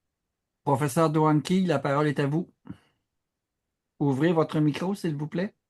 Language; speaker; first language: French; native; French